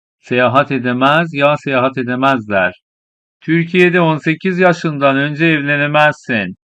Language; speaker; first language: Turkish; non-native, fluent; Persian